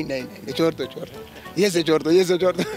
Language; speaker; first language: Hindi; non-native, learner; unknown